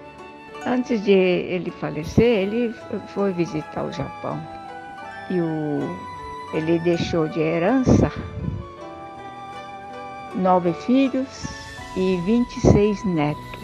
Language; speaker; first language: Portuguese; early bilingual, other home language; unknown